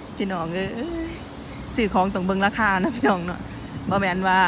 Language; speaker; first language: Thai; non-native, local second language; Northeastern Thai